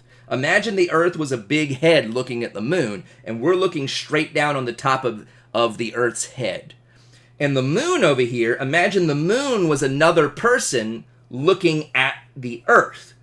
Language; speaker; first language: English; native; English